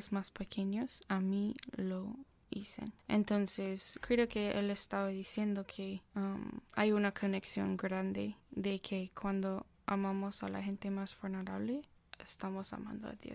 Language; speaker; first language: Spanish; non-native, fluent; English